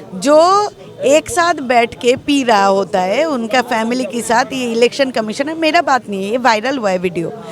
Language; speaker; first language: Hindi; non-native, local second language; Bangla